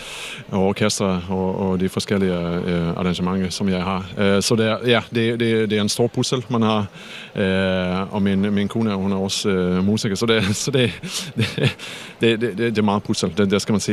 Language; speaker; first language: Danish; non-native, fluent; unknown